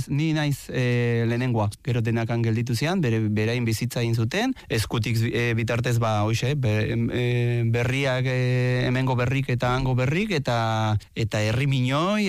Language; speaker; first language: Basque; non-native, fluent; Spanish